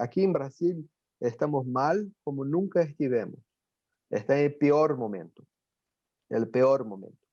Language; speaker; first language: Spanish; non-native, fluent; Portuguese